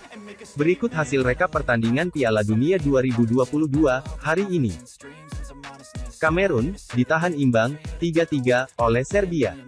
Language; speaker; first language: Indonesian; native; Indonesian